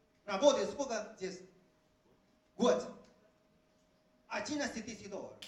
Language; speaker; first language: Russian; non-native, fluent; Chinese